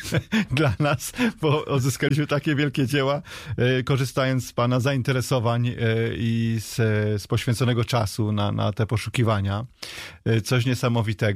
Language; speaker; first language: Polish; native; Polish